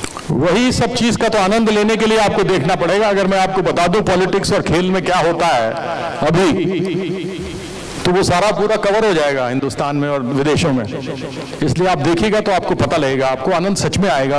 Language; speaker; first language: Hindi; native; Hindi